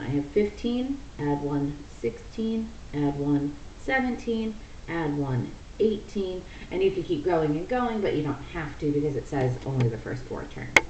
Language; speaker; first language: English; native; English